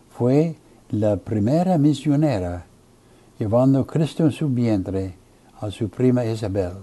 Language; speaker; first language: Spanish; non-native, fluent; English